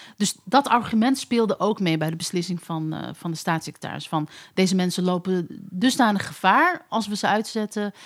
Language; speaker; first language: Dutch; early bilingual, other home language; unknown